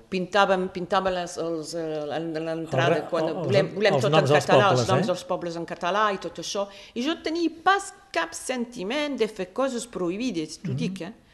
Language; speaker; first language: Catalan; non-native, local second language; French